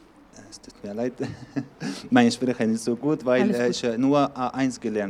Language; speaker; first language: German; non-native, learner; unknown